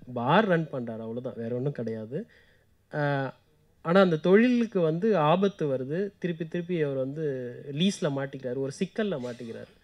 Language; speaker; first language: Tamil; native; Tamil